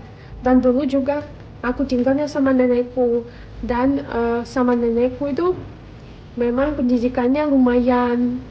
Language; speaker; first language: Indonesian; non-native, fluent; Russian